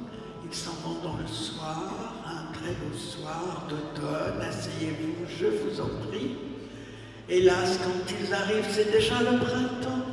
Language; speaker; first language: French; native; French